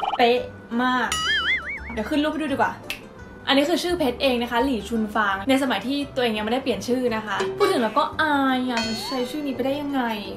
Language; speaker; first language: Thai; native; Thai